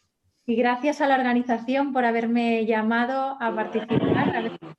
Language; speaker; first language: Spanish; native; Spanish